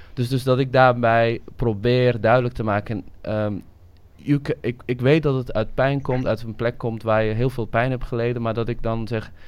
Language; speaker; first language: Dutch; early bilingual, other home language; Somali